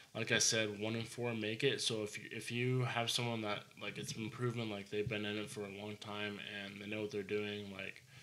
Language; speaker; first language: English; native; English